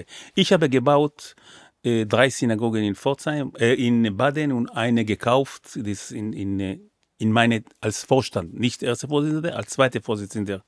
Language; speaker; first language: German; non-native, fluent; Hebrew